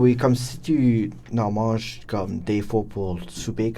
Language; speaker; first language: French; non-native, local second language; English